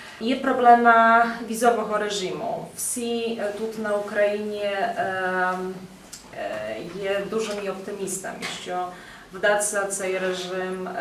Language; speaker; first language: Ukrainian; non-native, fluent; Polish